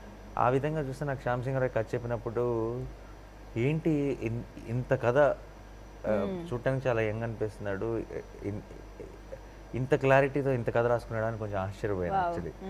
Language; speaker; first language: Telugu; native; Telugu